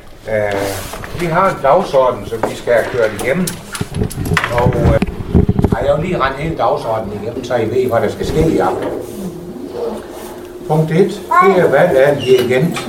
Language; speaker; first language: Danish; native; Danish